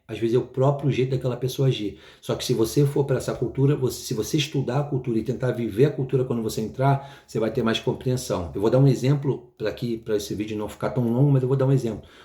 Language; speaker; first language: Portuguese; native; Portuguese